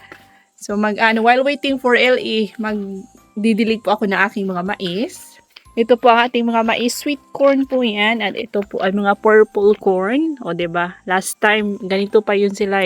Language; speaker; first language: Filipino; non-native, local second language; Cebuano